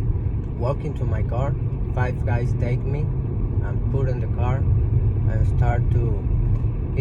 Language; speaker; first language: English; non-native, learner; Spanish